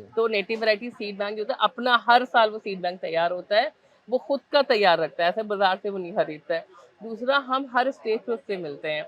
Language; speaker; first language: Hindi; native; Hindi